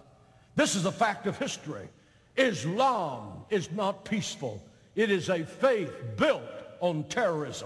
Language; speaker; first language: English; native; English